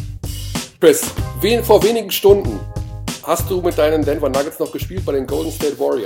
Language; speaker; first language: German; native; German